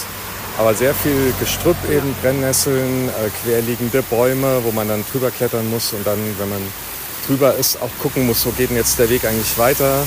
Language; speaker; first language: German; native; German